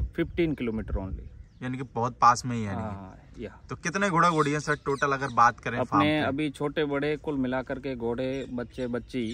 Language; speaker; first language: Hindi; native; Hindi